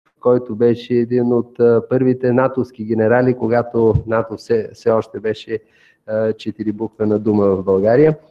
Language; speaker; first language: Bulgarian; native; Bulgarian